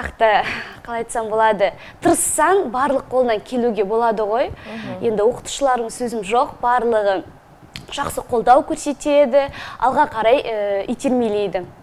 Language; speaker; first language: Kazakh; non-native, local second language; Russian